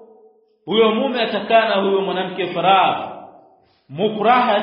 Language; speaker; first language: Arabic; non-native, fluent; Swahili